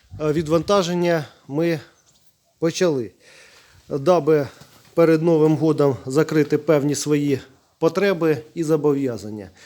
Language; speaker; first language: Ukrainian; native; Ukrainian